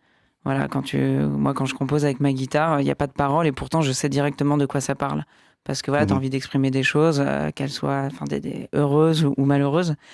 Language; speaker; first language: French; native; French